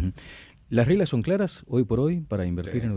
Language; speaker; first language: Spanish; native; Spanish